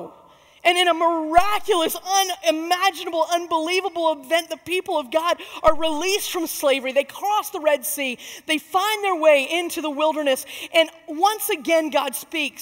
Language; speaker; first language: English; native; English